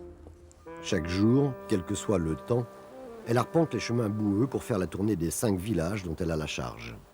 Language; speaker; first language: French; native; French